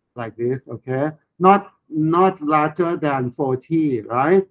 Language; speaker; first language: English; non-native, fluent; Thai